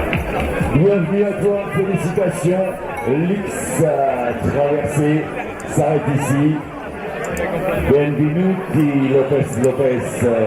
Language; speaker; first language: French; native; French